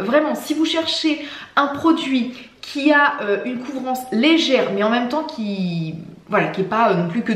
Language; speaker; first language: French; native; French